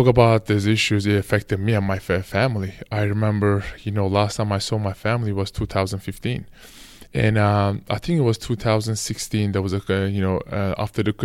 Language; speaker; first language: English; non-native, fluent; Turkish